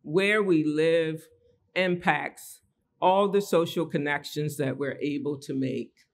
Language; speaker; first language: English; native; English